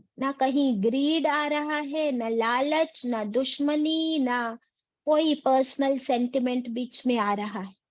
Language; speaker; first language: Urdu; native; Urdu